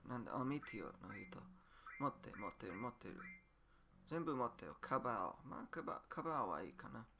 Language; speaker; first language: Japanese; non-native, learner; English